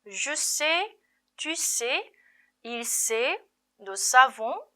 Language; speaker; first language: French; non-native, fluent; Korean